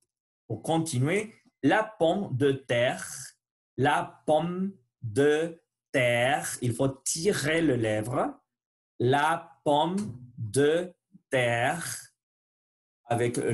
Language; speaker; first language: French; non-native, learner; Spanish